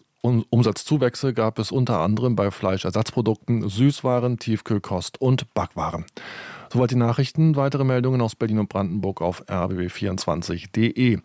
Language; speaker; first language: German; native; German